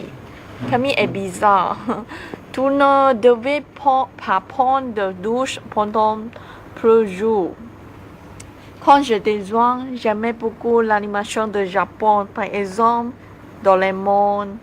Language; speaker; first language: French; non-native, learner; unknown